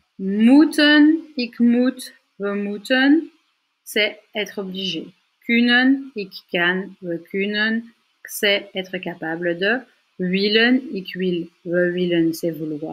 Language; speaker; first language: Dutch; non-native, fluent; French